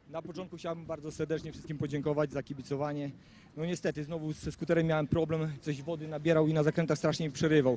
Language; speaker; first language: Polish; native; Polish